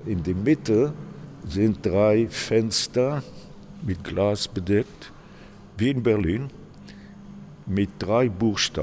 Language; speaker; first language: German; non-native, fluent; Hebrew